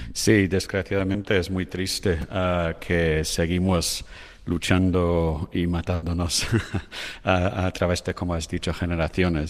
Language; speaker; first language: Spanish; non-native, fluent; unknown